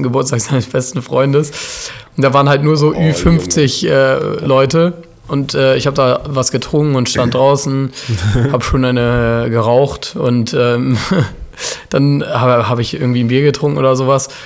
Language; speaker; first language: German; native; German